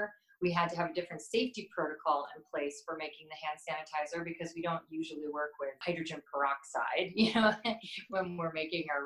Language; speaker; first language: English; native; English